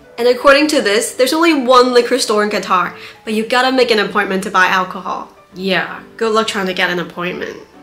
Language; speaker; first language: English; non-native, local second language; Cantonese